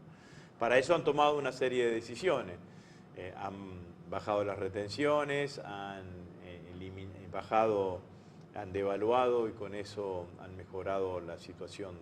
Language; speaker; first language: Spanish; native; Spanish